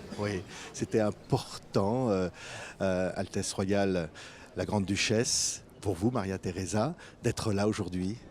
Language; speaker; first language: French; native; French